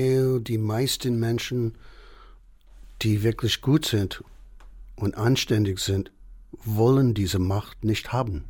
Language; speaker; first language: German; non-native, fluent; English